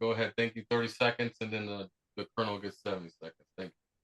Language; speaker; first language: English; native; English